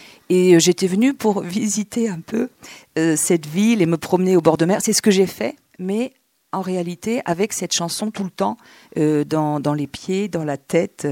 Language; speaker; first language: French; native; French